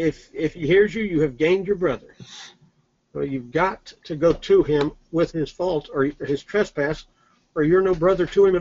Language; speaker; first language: English; native; English